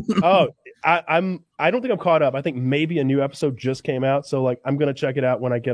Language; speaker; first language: English; native; English